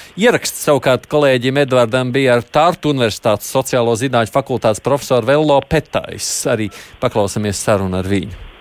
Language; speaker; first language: Latvian; native; Latvian